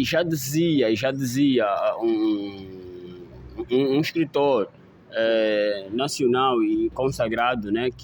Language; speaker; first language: Portuguese; native; Portuguese